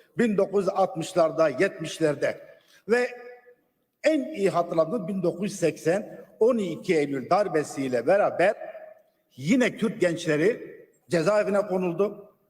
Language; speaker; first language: Turkish; non-native, local second language; Kurdish